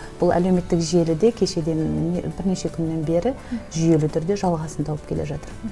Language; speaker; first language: Kazakh; native; Kazakh